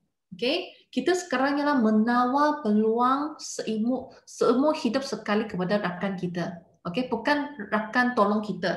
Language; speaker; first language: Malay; non-native, local second language; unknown